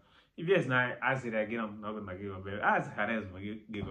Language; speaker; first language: Bulgarian; non-native, learner; Macedonian